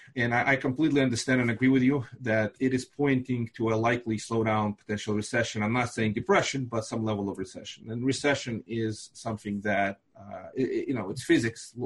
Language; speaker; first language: English; non-native, fluent; Russian